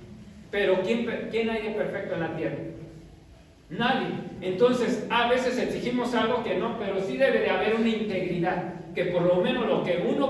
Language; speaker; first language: Spanish; native; Spanish